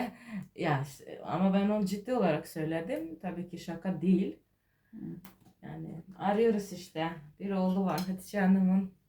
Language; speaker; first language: Turkish; non-native, fluent; Georgian